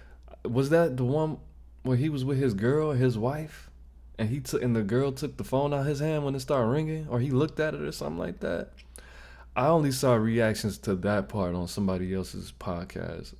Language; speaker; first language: English; native; English